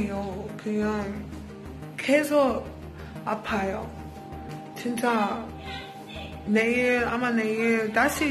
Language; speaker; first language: Korean; non-native, learner; English